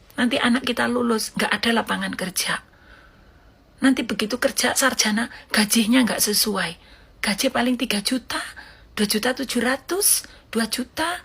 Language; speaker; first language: Indonesian; native; Indonesian